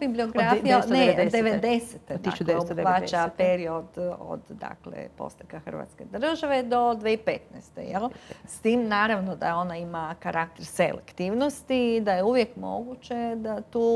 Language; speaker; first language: Croatian; native; Croatian